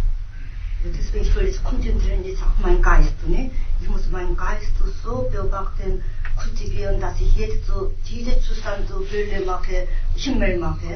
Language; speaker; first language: German; non-native, fluent; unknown